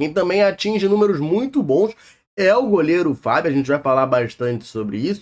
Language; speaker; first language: Portuguese; native; Portuguese